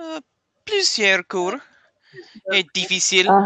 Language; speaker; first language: French; non-native, learner; English